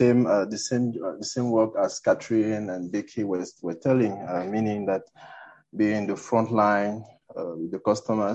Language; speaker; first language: English; non-native, local second language; French